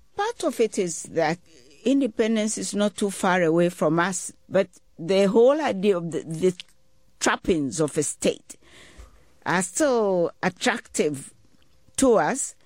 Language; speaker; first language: English; non-native, local second language; Ewe